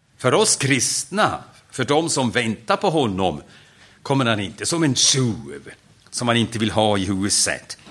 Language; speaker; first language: Swedish; non-native, fluent; German